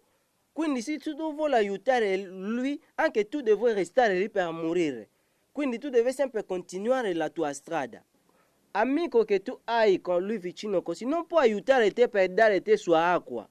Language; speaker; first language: Italian; non-native, learner; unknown